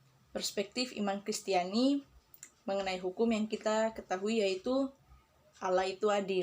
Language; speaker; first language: Indonesian; native; Indonesian